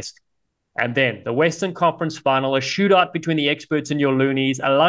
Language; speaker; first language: English; native; English